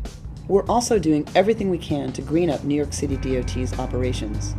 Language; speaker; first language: English; native; English